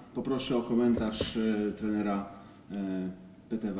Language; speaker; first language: Polish; native; Polish